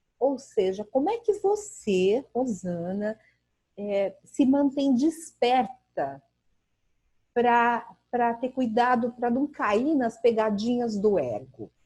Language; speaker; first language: Portuguese; native; Portuguese